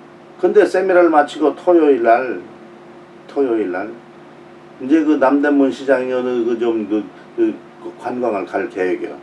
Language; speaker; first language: Korean; native; Korean